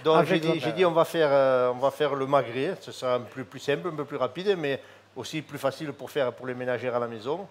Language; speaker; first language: French; native; French